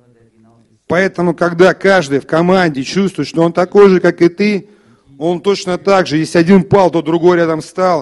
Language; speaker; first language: Russian; native; Russian